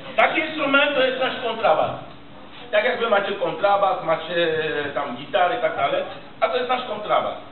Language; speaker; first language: Polish; non-native, fluent; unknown